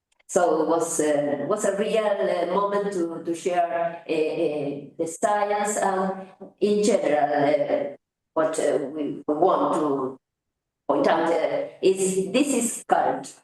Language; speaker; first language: English; non-native, fluent; Spanish